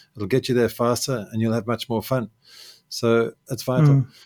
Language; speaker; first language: English; native; English